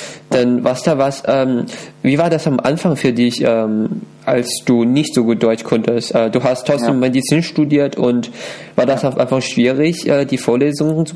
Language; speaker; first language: German; non-native, fluent; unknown